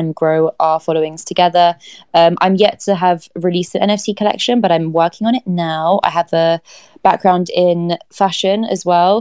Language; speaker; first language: English; native; English